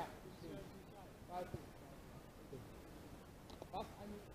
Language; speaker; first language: German; non-native, fluent; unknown